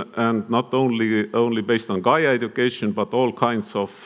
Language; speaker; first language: English; non-native, fluent; Estonian